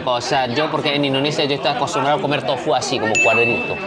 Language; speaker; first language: Spanish; non-native, learner; Indonesian